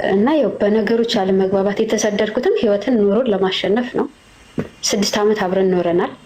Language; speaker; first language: Amharic; native; Amharic